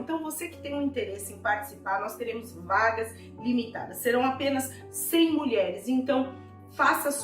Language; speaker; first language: Portuguese; native; Portuguese